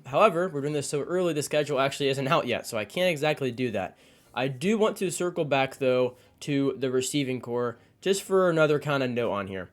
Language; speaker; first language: English; native; English